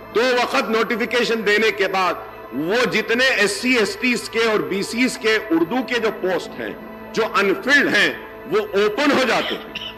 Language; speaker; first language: Urdu; native; Urdu